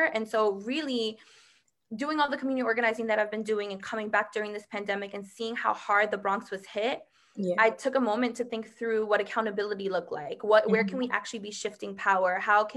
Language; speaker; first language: English; native; English